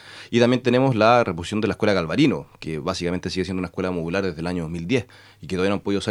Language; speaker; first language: Spanish; native; Spanish